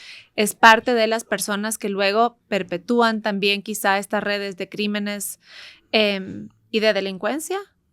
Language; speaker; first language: Spanish; native; Spanish